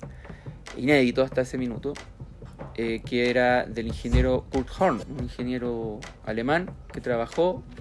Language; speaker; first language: Spanish; native; Spanish